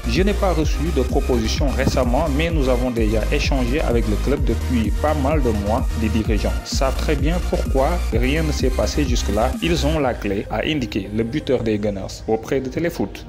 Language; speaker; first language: French; non-native, local second language; Wolof